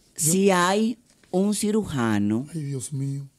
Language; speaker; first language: Spanish; native; Spanish